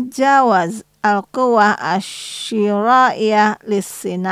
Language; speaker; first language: Arabic; non-native, fluent; Indonesian